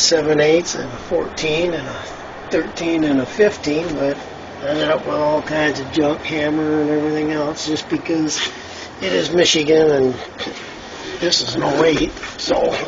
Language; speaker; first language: English; native; English